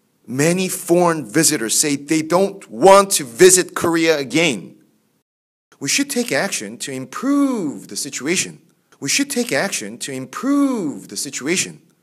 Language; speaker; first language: English; non-native, fluent; Korean